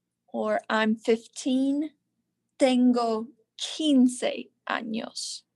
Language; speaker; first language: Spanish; non-native, learner; English